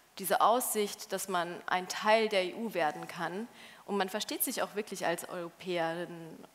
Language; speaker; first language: German; early bilingual, other home language; Polish